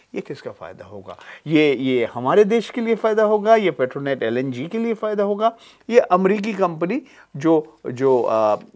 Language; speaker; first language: Hindi; native; Hindi